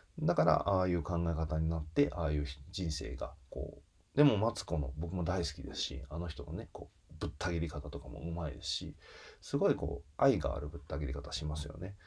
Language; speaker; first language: Japanese; native; Japanese